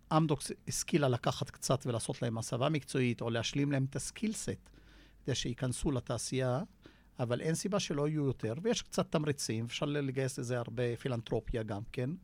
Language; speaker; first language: Hebrew; non-native, local second language; Arabic